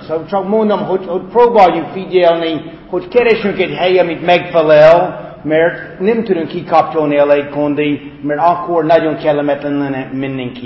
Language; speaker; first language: Hungarian; non-native, fluent; English